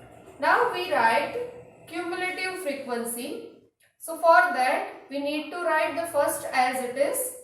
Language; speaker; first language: English; non-native, local second language; Hindi